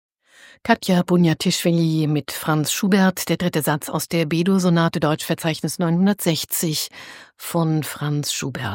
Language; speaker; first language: German; native; German